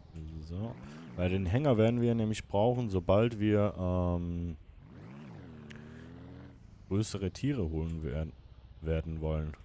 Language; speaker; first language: German; native; German